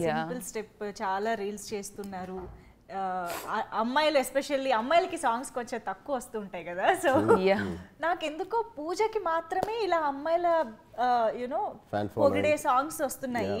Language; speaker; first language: Telugu; native; Telugu